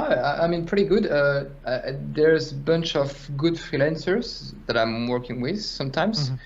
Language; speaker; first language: English; non-native, fluent; French